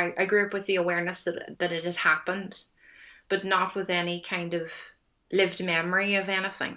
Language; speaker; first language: English; native; English